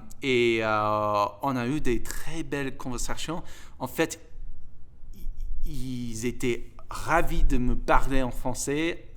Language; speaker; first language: French; non-native, fluent; English